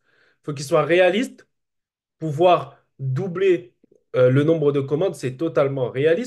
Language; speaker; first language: French; native; French